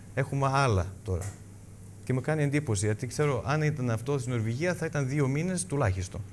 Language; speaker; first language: Greek; early bilingual, heritage; Greek